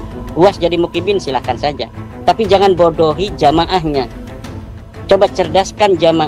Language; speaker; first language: Indonesian; native; Indonesian